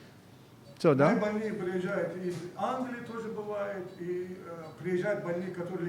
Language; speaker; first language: Russian; native; Russian